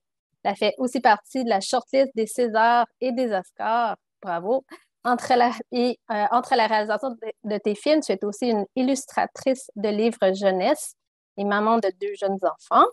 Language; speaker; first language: French; native; French